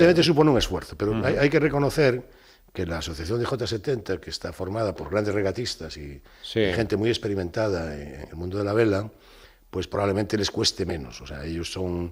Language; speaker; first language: Spanish; native; Spanish